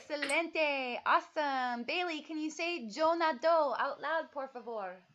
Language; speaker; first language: Spanish; non-native, fluent; English